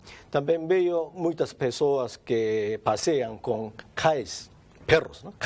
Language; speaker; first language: Portuguese; non-native, learner; Japanese